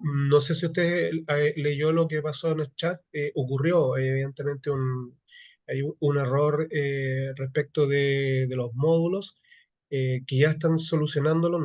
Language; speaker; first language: Spanish; native; Spanish